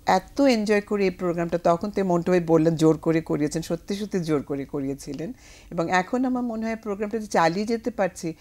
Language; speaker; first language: Bangla; native; Bangla